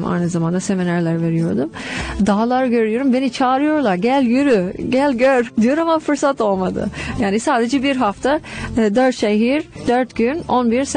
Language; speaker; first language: Turkish; non-native, fluent; English